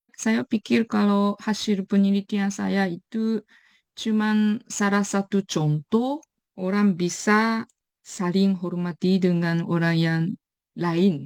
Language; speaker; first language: Indonesian; non-native, fluent; Japanese